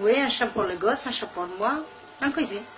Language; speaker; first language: French; non-native, learner; Kabyle